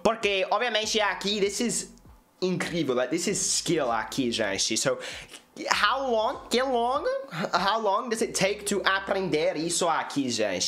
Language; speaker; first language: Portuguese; non-native, learner; English